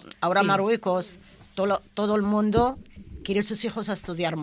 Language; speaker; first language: Spanish; non-native, learner; Arabic